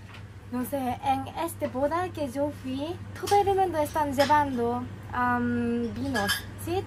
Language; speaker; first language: Spanish; non-native, fluent; Japanese